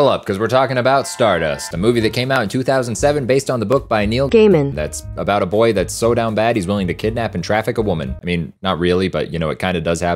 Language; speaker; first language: English; native; English